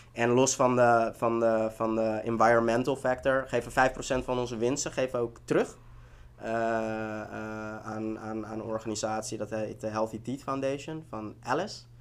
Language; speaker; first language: Dutch; early bilingual, other home language; Tigrinya